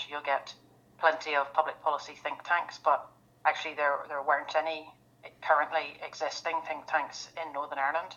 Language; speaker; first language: English; native; English